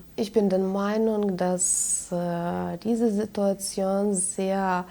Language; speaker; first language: German; non-native, fluent; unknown